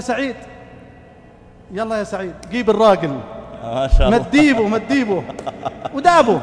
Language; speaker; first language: Arabic; native; Arabic